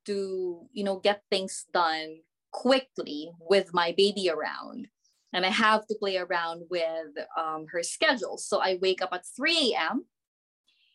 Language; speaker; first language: English; non-native, local second language; Filipino